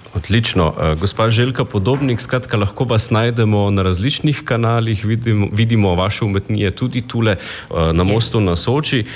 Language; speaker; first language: Slovenian; native; Slovenian